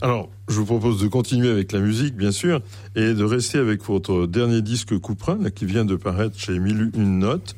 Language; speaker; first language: French; native; French